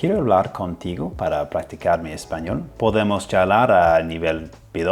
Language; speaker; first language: Spanish; non-native, fluent; English